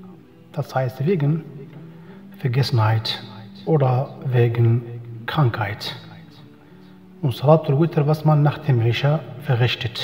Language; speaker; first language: German; non-native, fluent; Arabic